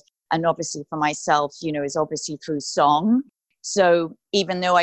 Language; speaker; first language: English; native; English